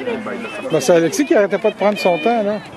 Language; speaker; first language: French; native; French